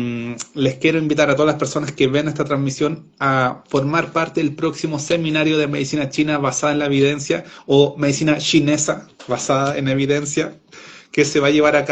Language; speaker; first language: Spanish; native; Spanish